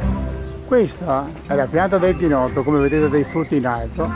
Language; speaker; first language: Italian; native; Italian